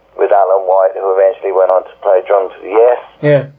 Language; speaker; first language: English; native; English